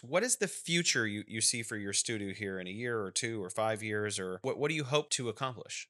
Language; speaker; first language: English; native; English